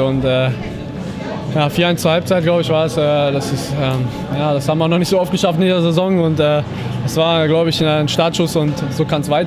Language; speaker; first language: German; native; German